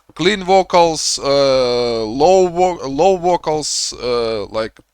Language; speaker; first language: English; non-native, learner; Russian